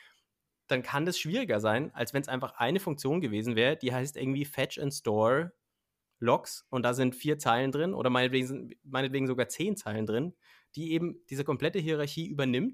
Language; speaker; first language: German; native; German